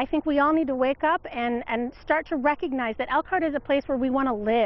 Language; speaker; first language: English; native; English